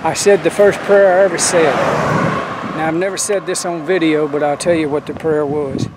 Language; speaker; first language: English; native; English